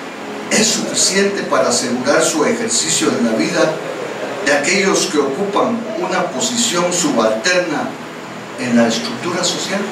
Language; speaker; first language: Spanish; native; Spanish